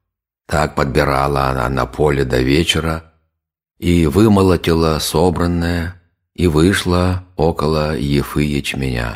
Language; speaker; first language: Russian; native; Russian